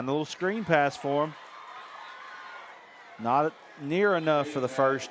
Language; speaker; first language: English; native; English